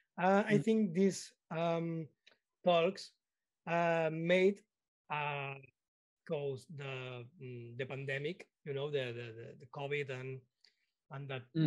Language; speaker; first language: English; non-native, learner; Spanish